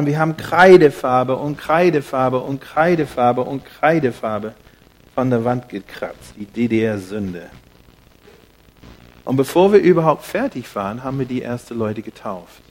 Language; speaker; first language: German; non-native, fluent; English